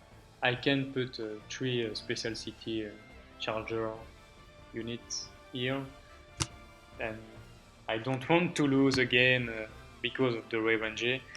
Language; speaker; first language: English; non-native, learner; French